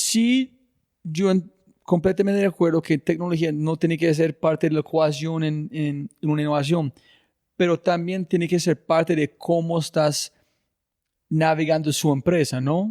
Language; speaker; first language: Spanish; non-native, fluent; English